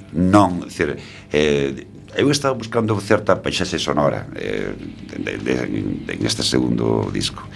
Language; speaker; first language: Galician; non-native, local second language; Spanish